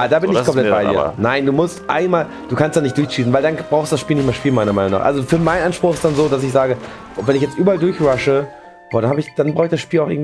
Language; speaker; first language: German; native; German